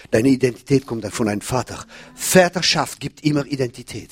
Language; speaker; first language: German; non-native, fluent; French